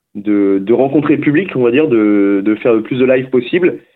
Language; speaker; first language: French; native; French